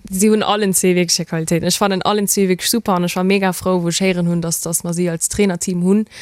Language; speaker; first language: Luxembourgish; early bilingual, heritage; Luxembourgish